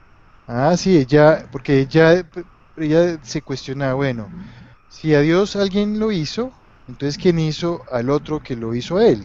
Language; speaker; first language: Spanish; native; Spanish